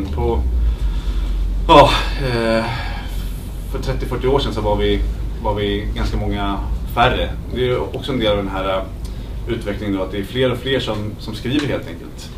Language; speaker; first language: Swedish; native; Swedish